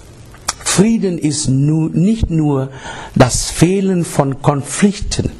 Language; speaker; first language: German; non-native, learner; English